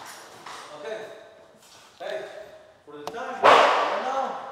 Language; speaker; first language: English; non-native, learner; Spanish